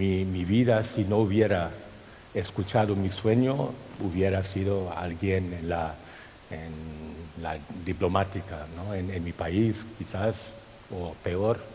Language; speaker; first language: Spanish; non-native, fluent; Thai